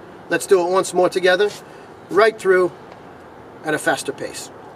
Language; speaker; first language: English; native; English